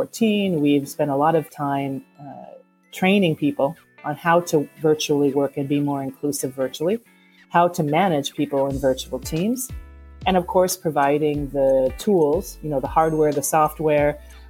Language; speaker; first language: English; native; English